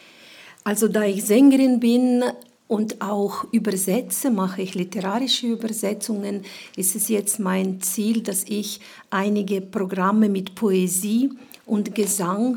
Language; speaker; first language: German; non-native, fluent; Ukrainian